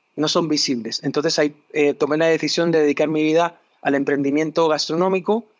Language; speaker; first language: Spanish; native; Spanish